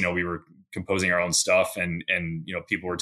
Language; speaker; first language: English; native; English